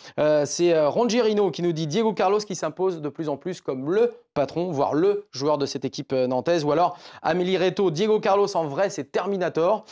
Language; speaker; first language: French; native; French